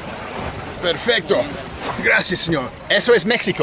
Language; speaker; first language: Spanish; non-native, learner; English